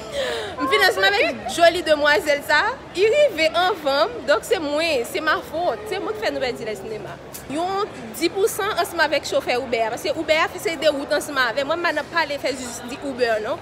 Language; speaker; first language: French; non-native, local second language; Haitian Creole